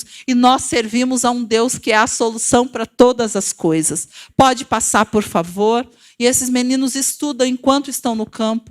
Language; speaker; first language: Portuguese; native; Portuguese